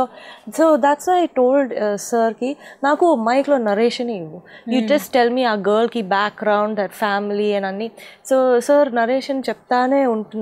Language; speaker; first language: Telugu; non-native, learner; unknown